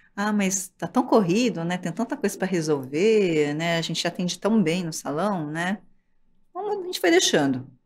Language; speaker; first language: Portuguese; native; Portuguese